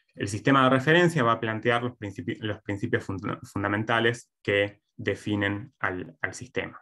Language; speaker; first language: Spanish; native; Spanish